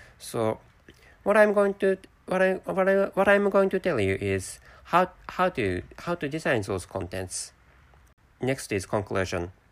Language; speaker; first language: English; non-native, fluent; Japanese